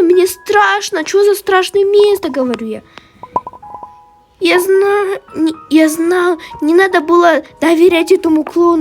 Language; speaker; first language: Russian; non-native, local second language; Kazakh